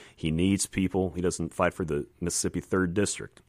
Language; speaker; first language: English; native; English